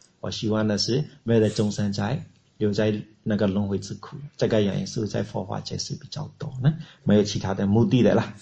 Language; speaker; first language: Chinese; non-native, learner; Burmese